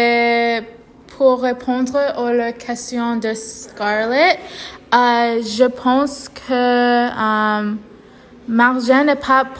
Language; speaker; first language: French; non-native, learner; English